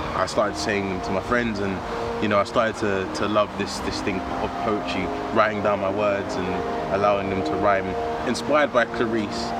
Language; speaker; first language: English; native; English